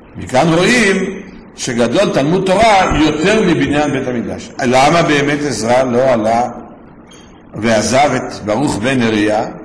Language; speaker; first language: Hebrew; native; Hebrew